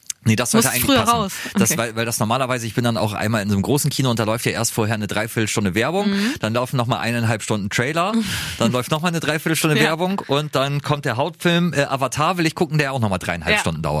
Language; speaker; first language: German; native; German